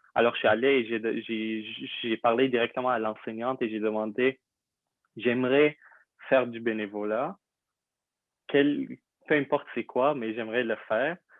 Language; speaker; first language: French; non-native, fluent; Arabic